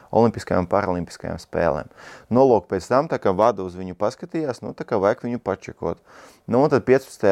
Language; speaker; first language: Latvian; non-native, local second language; Russian